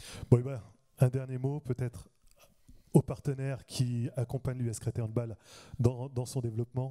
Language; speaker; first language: French; native; French